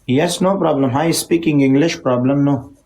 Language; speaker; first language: English; non-native, learner; Pashto